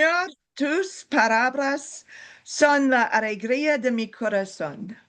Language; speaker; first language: Spanish; non-native, learner; English